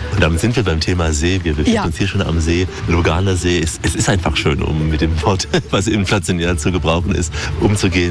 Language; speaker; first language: German; native; German